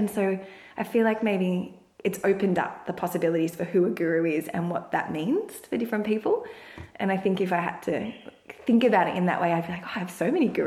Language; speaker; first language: English; native; English